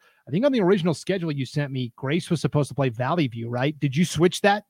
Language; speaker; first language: English; native; English